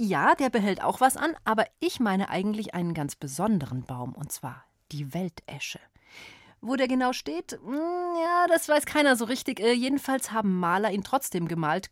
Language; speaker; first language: German; native; German